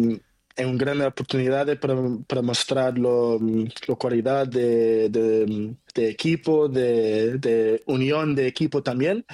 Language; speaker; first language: Spanish; non-native, learner; Portuguese